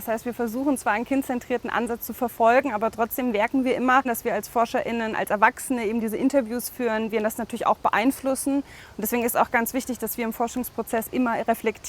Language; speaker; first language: German; native; German